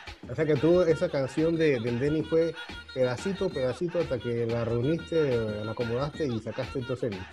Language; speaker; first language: Spanish; native; Spanish